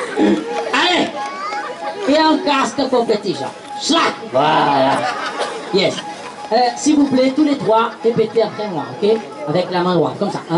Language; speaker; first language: French; non-native, fluent; Portuguese